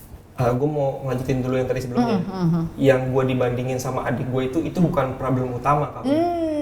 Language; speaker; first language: Indonesian; native; Indonesian